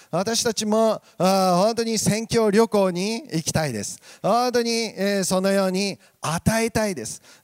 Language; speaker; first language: Japanese; native; Japanese